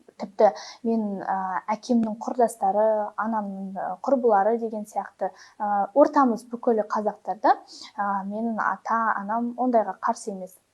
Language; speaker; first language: Kazakh; non-native, local second language; Russian